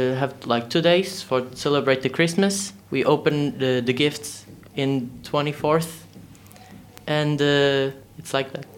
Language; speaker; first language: English; non-native, learner; Portuguese